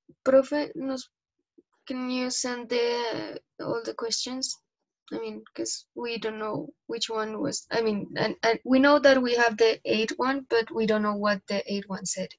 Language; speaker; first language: English; non-native, fluent; Spanish